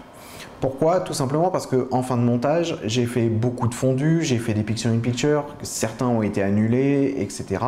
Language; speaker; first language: French; native; French